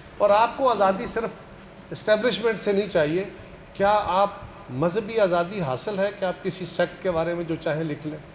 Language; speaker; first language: Urdu; non-native, local second language; Punjabi